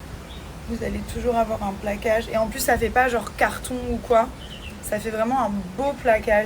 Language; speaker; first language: French; native; French